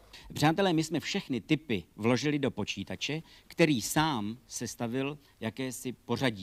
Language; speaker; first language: Czech; native; Czech